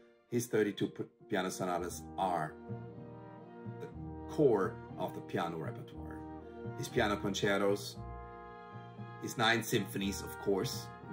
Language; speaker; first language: English; non-native, fluent; German